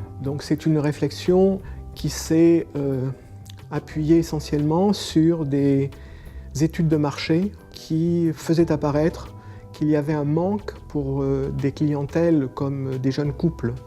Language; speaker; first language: French; native; French